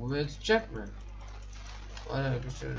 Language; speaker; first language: Turkish; native; Turkish